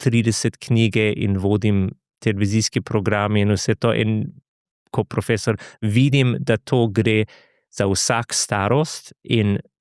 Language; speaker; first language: Slovenian; non-native, fluent; English